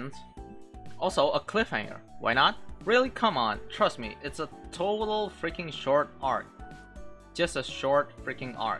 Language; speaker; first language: English; non-native, local second language; Filipino